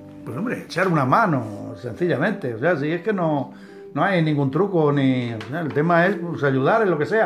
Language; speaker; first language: Spanish; native; Spanish